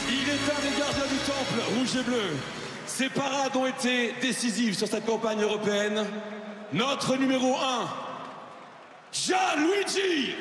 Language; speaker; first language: French; native; French